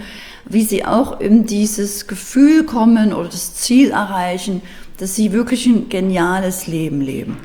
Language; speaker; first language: German; native; German